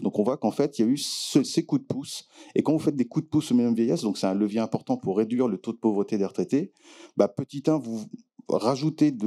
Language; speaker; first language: French; native; French